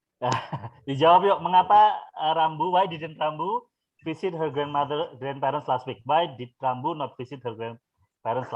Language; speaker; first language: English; non-native, fluent; Indonesian